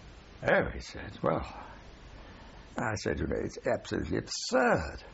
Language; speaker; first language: English; native; English